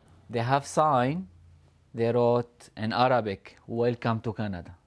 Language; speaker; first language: English; non-native, learner; Arabic